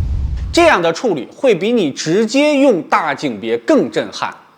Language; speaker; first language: Chinese; native; Chinese